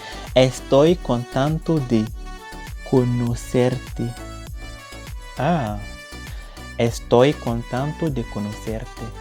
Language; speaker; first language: Spanish; non-native, learner; French